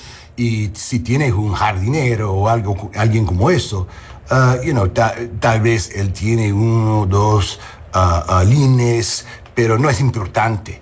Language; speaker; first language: Spanish; non-native, learner; English